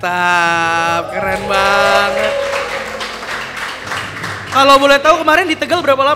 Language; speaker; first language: Indonesian; native; Indonesian